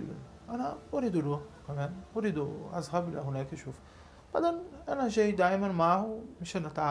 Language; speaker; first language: Arabic; non-native, learner; Portuguese